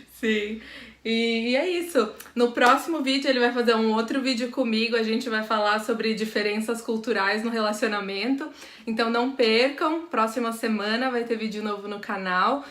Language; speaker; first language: Portuguese; native; Portuguese